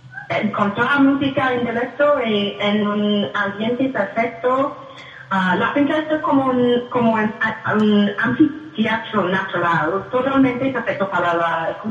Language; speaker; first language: Spanish; non-native, fluent; English